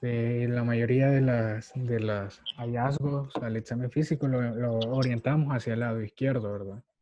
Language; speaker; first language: Spanish; native; Spanish